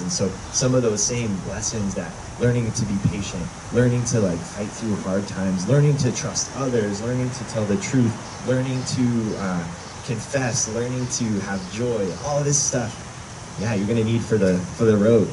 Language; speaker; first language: English; native; English